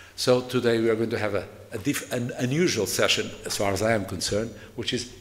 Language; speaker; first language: English; non-native, fluent; Portuguese